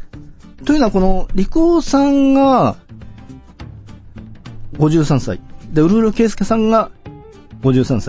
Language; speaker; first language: Japanese; native; Japanese